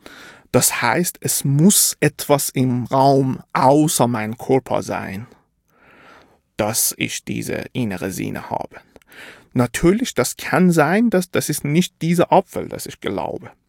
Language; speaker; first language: German; non-native, fluent; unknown